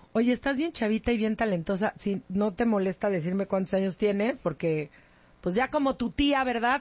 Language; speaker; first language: Spanish; native; Spanish